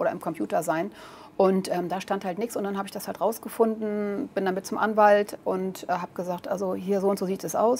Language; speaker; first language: German; native; German